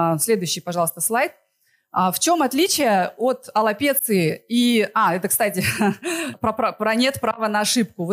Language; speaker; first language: Russian; native; Russian